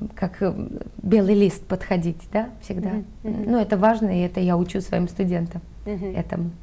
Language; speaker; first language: Russian; non-native, local second language; Armenian